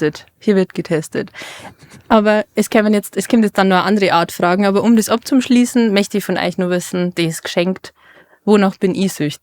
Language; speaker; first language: German; native; German